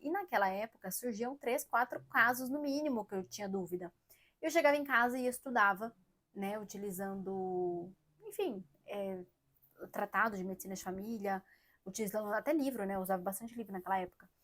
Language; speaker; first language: Portuguese; native; Portuguese